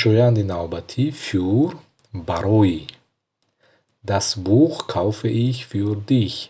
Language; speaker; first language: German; non-native, learner; Tajik